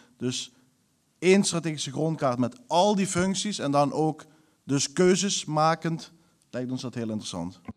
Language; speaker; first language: Dutch; native; Dutch